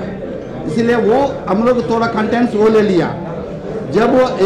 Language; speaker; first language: Hindi; non-native, local second language; Telugu